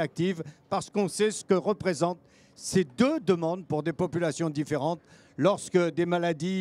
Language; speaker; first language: French; native; French